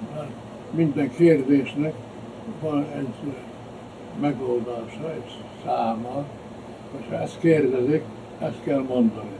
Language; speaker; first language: Hungarian; early bilingual, heritage; Hungarian